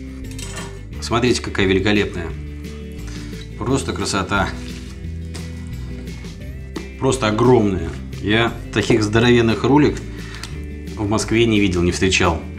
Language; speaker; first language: Russian; native; Russian